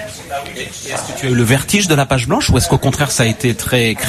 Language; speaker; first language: French; native; French